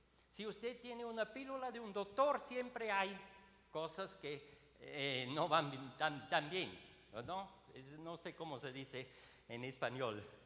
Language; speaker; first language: Spanish; non-native, learner; Swiss German